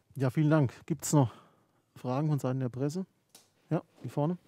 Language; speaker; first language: German; native; German